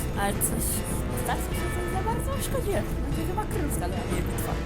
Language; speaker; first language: Polish; native; Polish